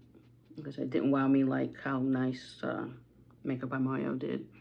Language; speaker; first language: English; native; English